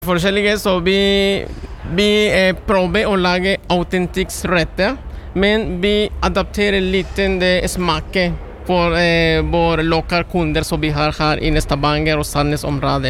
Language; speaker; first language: Norwegian; non-native, fluent; Spanish